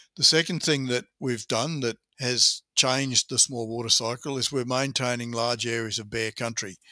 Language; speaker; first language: English; native; English